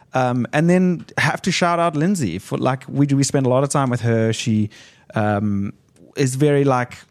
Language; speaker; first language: English; native; English